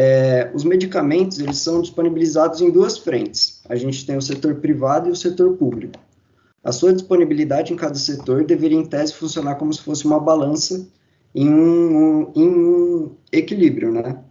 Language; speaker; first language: Portuguese; native; Portuguese